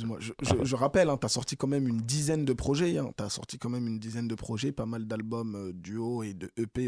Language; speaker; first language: French; native; French